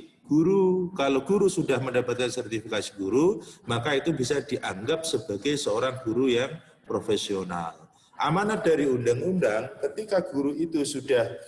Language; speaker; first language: Indonesian; non-native, local second language; Javanese